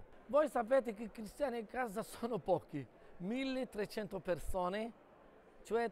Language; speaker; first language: Italian; non-native, fluent; Arabic